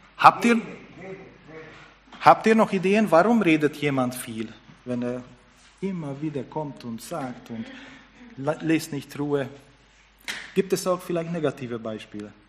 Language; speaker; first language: German; non-native, fluent; Hungarian